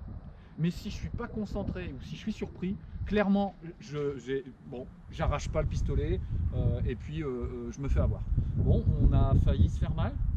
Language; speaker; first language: French; native; French